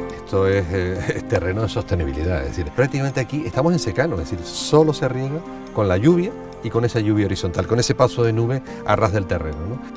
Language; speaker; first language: Spanish; native; Spanish